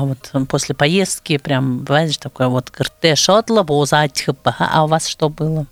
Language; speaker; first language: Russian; non-native, local second language; Buriat